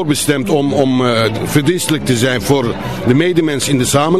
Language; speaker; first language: Dutch; non-native, fluent; Turkish